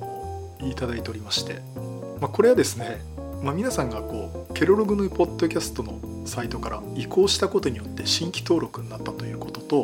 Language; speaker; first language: Japanese; native; Japanese